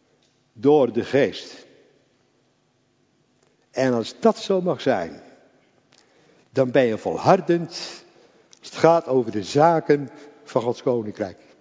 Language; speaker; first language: Dutch; native; Dutch